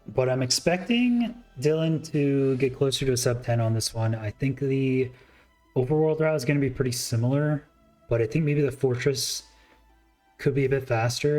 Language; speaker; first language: English; native; English